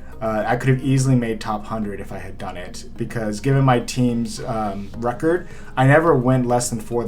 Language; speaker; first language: English; native; English